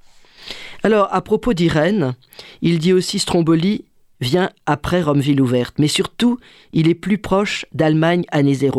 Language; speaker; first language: French; native; French